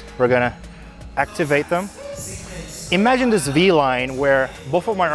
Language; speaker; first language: English; non-native, fluent; Portuguese